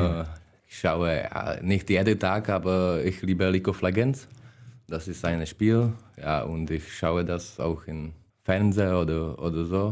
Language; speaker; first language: German; non-native, learner; Czech